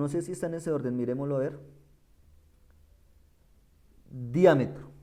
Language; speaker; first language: Spanish; native; Spanish